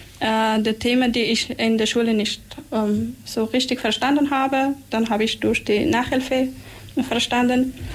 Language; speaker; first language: German; non-native, fluent; Persian